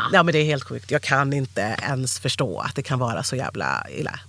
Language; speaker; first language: Swedish; native; Swedish